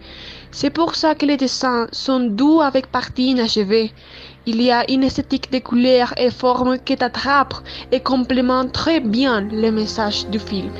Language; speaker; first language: French; non-native, learner; Spanish